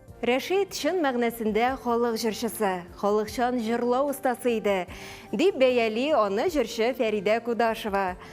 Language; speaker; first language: Tatar; native; Tatar